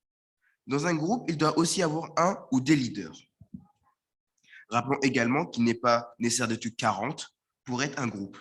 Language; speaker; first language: French; native; French